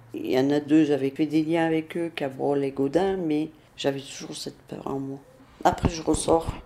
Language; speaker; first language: French; early bilingual, other home language; Italian